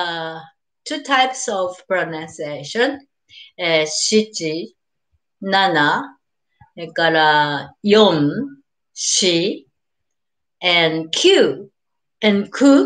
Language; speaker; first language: English; non-native, learner; Japanese